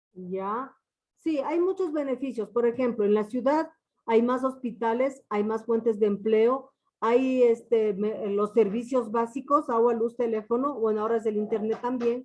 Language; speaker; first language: Spanish; native; Spanish